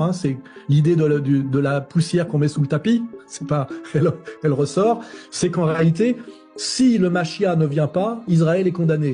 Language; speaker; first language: French; native; French